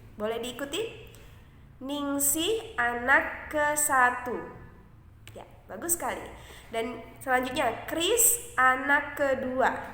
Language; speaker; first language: Indonesian; native; Indonesian